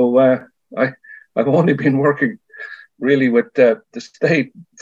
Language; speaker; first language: English; native; English